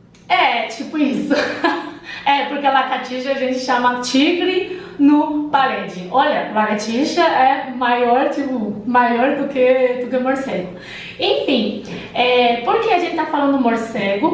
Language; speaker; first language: Portuguese; non-native, fluent; Chinese